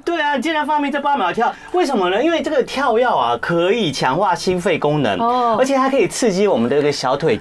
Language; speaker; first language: Chinese; native; Chinese